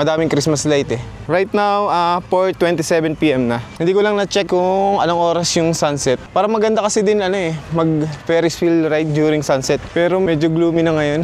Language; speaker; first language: Filipino; native; Filipino